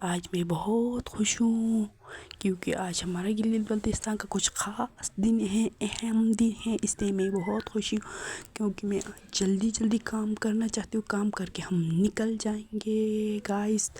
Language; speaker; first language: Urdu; non-native, local second language; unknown